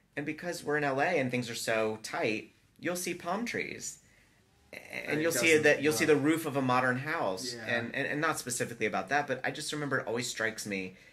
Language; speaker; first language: English; native; English